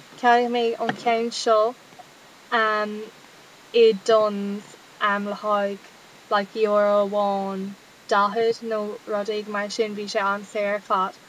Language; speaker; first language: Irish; non-native, local second language; English